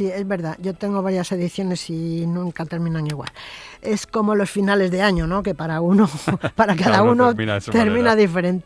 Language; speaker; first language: Spanish; native; Spanish